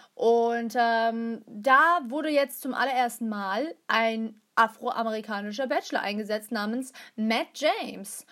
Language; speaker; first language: German; early bilingual, other home language; Turkish